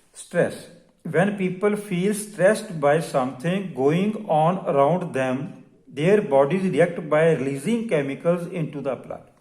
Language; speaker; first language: English; non-native, local second language; Punjabi